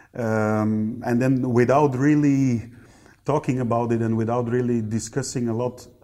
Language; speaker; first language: English; non-native, fluent; Dutch